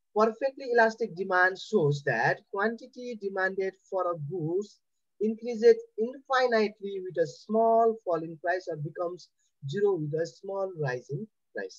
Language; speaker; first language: English; non-native, local second language; Nepali